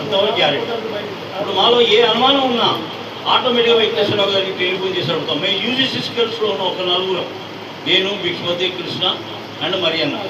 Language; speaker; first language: Telugu; native; Telugu